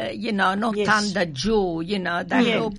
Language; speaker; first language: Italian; early bilingual, heritage; Italian